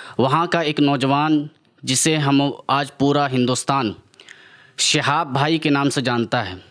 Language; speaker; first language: Hindi; native; Hindi